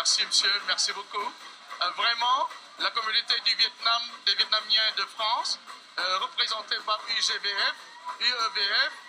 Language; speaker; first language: French; non-native, fluent; Vietnamese